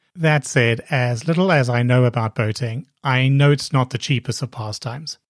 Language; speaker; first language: English; native; English